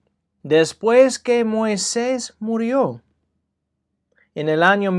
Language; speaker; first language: Spanish; non-native, fluent; English